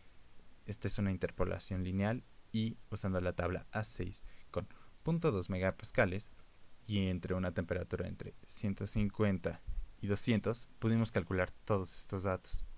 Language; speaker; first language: Spanish; native; Spanish